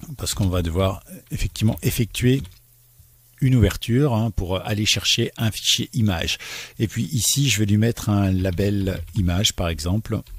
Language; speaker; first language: French; native; French